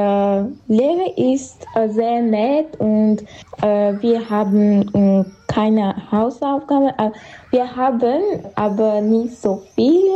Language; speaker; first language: German; non-native, learner; Armenian